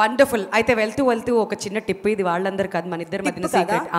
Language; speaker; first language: Telugu; native; Telugu